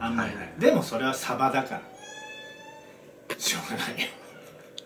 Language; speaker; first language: Japanese; native; Japanese